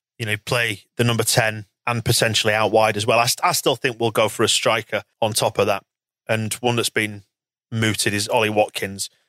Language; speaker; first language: English; native; English